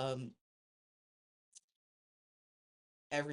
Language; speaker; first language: English; native; English